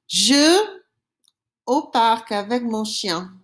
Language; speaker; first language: French; non-native, fluent; English